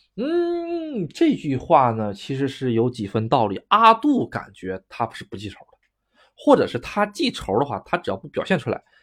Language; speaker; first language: Chinese; native; Chinese